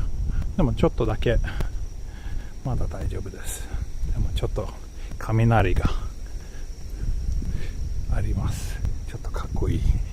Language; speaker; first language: Japanese; non-native, learner; Swedish